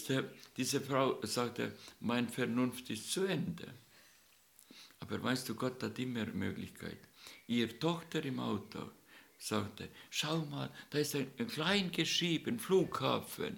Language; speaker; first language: German; non-native, learner; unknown